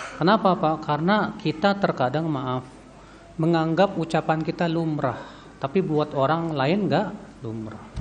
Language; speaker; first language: Indonesian; native; Indonesian